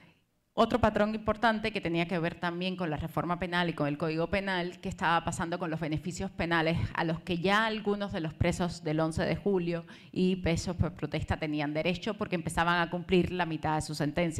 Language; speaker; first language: Spanish; native; Spanish